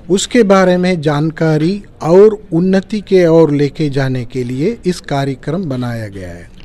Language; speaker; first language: Hindi; native; Hindi